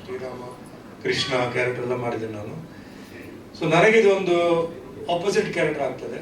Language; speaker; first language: Kannada; non-native, fluent; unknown